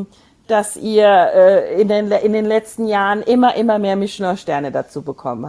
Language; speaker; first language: German; native; German